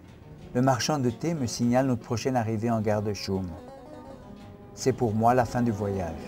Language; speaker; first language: French; native; French